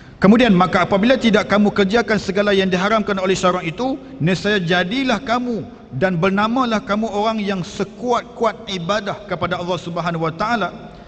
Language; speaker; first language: Malay; native; Malay